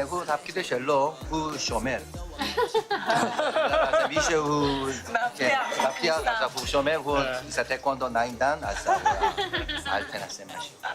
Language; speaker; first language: Hebrew; non-native, learner; Korean